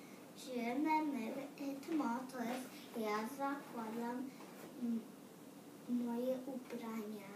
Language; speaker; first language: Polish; early bilingual, heritage; Polish